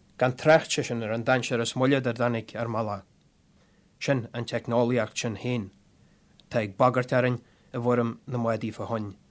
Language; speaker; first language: Irish; native; Irish